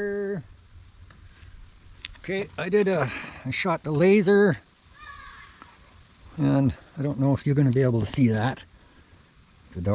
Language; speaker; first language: English; native; English